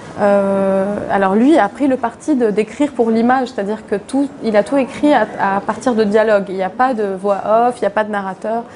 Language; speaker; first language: French; non-native, local second language; Arabic